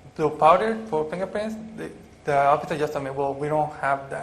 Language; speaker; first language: English; non-native, fluent; Spanish